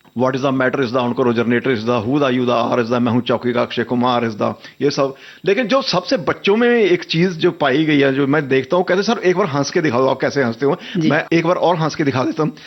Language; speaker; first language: Hindi; non-native, local second language; Punjabi